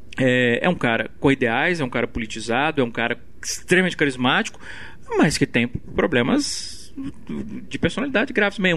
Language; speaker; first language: Portuguese; native; Portuguese